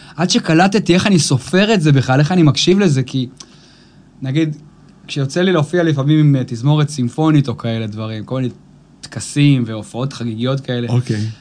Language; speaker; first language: Hebrew; native; Hebrew